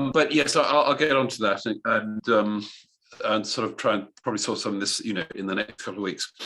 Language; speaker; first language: English; native; English